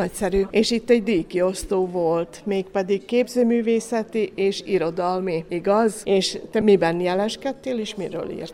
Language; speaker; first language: Hungarian; native; Hungarian